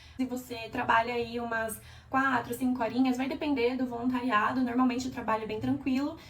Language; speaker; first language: Portuguese; native; Portuguese